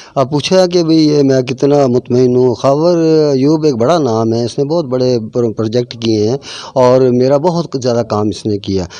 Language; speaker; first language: Urdu; non-native, local second language; Punjabi